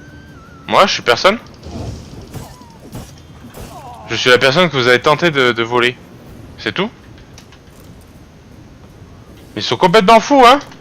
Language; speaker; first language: French; native; French